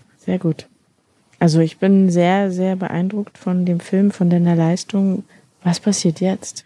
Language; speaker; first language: German; native; German